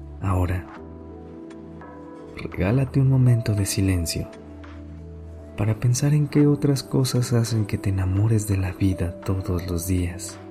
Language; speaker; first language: Spanish; native; Spanish